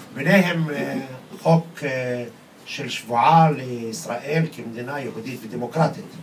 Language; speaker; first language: Hebrew; non-native, local second language; Arabic